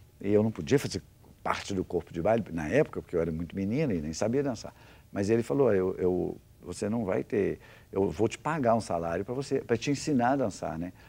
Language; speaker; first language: Portuguese; native; Portuguese